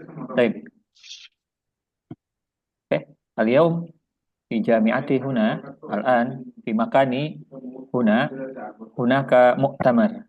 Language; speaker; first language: Arabic; non-native, fluent; Indonesian